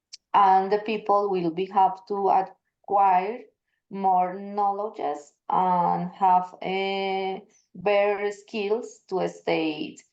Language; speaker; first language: English; non-native, learner; Spanish